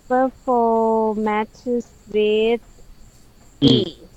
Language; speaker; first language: English; non-native, fluent; Thai